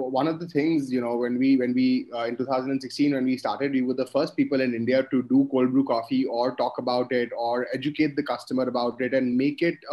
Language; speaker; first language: English; non-native, local second language; Hindi